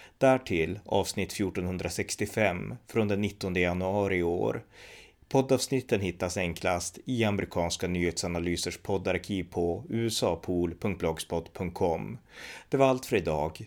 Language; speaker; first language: Swedish; native; Swedish